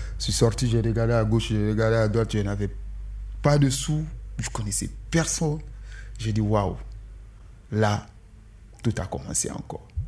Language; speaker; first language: French; non-native, local second language; Susu